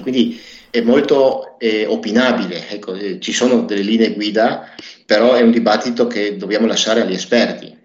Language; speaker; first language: Italian; native; Italian